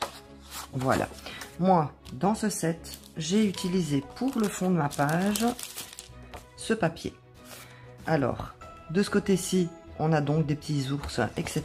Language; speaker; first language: French; native; French